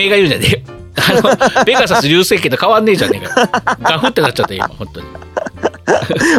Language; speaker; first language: Japanese; native; Japanese